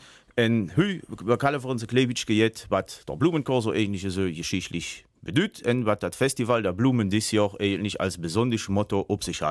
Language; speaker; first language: German; native; German